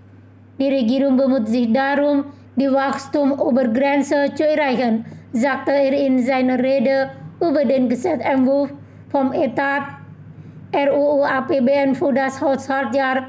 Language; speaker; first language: German; non-native, fluent; Indonesian